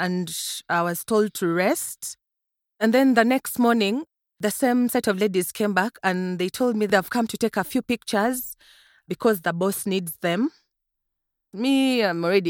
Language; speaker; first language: English; non-native, local second language; Ganda